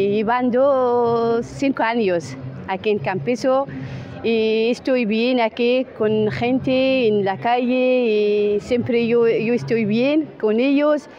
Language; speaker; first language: Spanish; non-native, learner; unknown